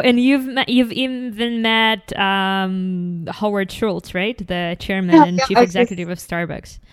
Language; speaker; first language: English; non-native, fluent; Ukrainian